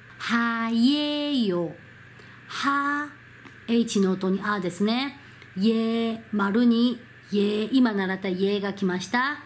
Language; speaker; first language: Japanese; non-native, fluent; Korean